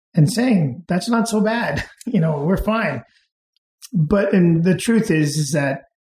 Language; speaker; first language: English; native; English